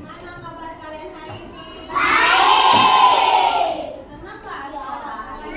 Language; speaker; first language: Indonesian; native; Indonesian